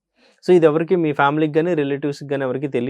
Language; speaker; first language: Telugu; native; Telugu